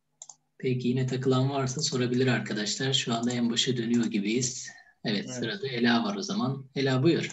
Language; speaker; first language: Turkish; native; Turkish